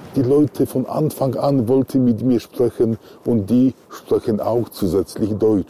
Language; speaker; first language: German; non-native, fluent; Polish